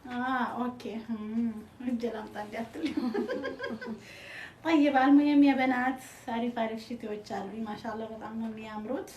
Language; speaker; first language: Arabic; non-native, fluent; Amharic